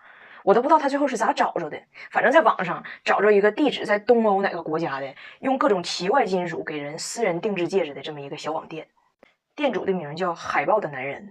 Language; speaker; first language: Chinese; native; Chinese